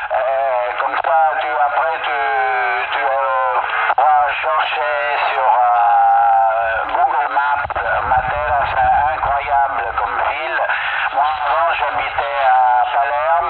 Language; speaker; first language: French; early bilingual, heritage; Italian